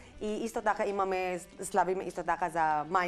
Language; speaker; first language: Macedonian; non-native, learner; Filipino